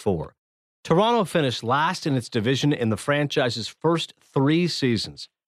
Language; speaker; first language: English; native; English